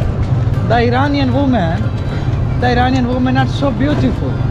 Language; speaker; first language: English; non-native, learner; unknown